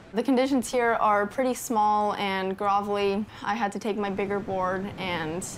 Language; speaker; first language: English; native; English